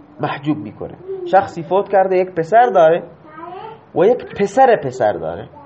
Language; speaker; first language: Persian; non-native, local second language; Baluchi